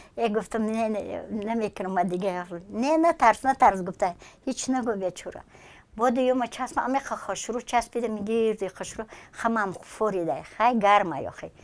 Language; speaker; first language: Tajik; non-native, local second language; Russian